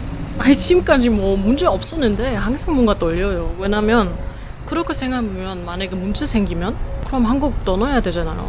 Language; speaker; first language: Korean; non-native, fluent; German